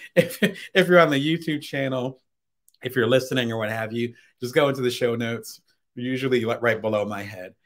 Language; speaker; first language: English; native; English